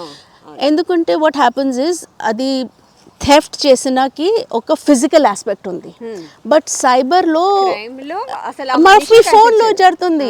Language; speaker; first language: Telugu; non-native, local second language; Hindi